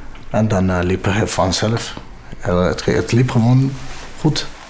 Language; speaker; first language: Dutch; non-native, fluent; Amharic